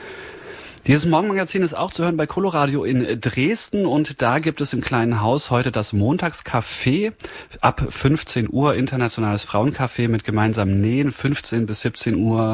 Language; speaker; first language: German; native; German